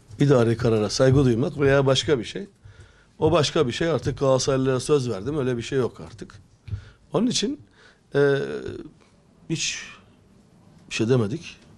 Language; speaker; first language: Turkish; native; Turkish